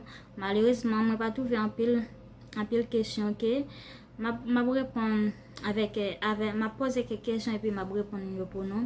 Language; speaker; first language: French; non-native, learner; Haitian Creole